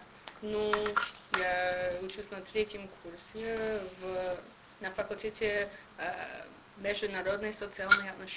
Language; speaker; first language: Russian; non-native, learner; English